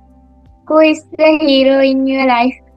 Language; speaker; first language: English; non-native, learner; Sinhala